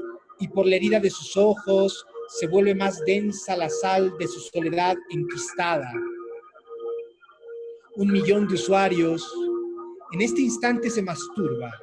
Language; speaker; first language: Spanish; native; Spanish